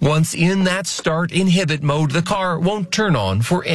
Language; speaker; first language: English; native; English